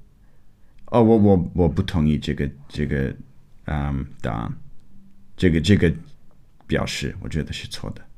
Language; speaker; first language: Chinese; non-native, fluent; English